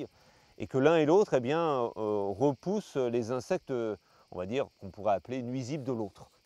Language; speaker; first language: French; native; French